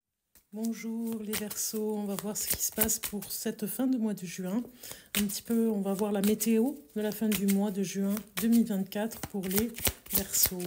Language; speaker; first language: French; native; French